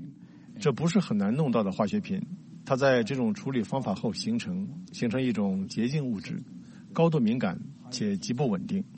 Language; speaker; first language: Chinese; native; Chinese